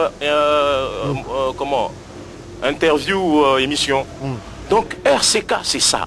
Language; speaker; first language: French; non-native, local second language; Lingala